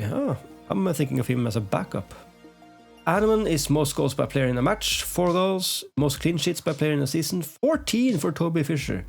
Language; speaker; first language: English; non-native, fluent; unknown